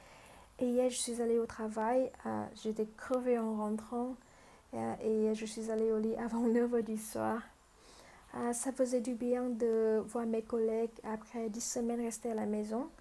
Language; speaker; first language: French; non-native, fluent; Vietnamese